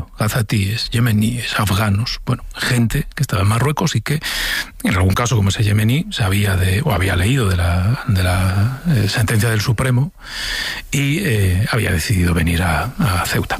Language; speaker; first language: Spanish; native; Spanish